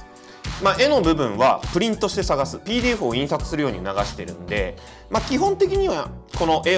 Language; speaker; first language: Japanese; native; Japanese